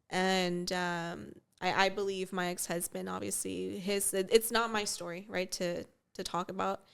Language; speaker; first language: English; native; English